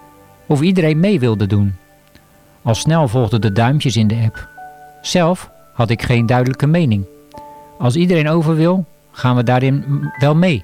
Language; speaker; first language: Dutch; native; Dutch